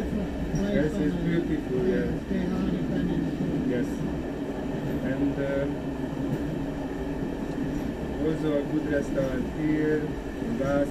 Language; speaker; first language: English; non-native, learner; Hungarian